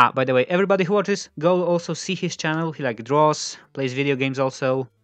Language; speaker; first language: English; non-native, fluent; Polish